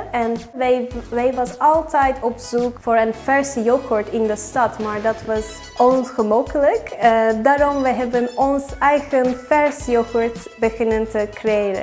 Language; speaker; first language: Dutch; non-native, learner; Turkish